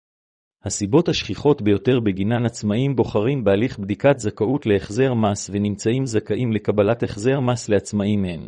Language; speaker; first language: Hebrew; native; Hebrew